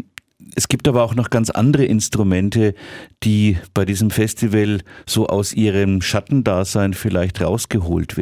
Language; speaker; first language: German; native; German